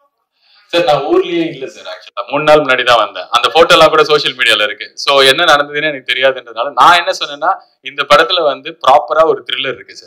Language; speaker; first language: Tamil; native; Tamil